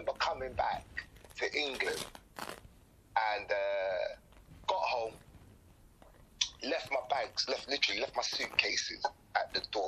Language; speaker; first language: English; native; English